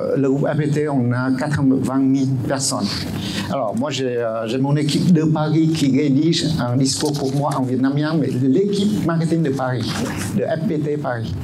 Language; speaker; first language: French; non-native, fluent; Vietnamese